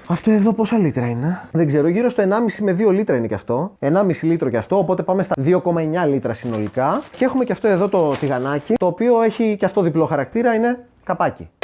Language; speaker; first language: Greek; native; Greek